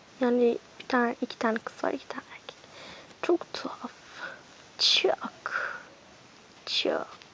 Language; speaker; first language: Turkish; early bilingual, heritage; Turkish